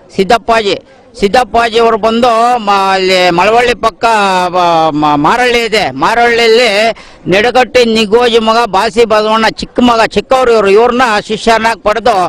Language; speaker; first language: Kannada; native; Kannada